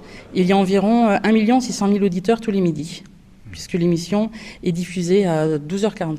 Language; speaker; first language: French; native; French